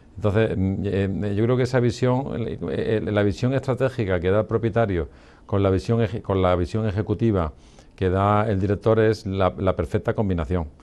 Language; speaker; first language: Spanish; native; Spanish